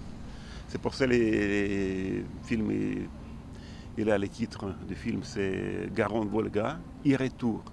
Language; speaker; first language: French; non-native, fluent; Russian